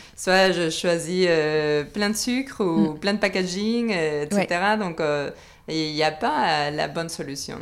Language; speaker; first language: French; non-native, fluent; Spanish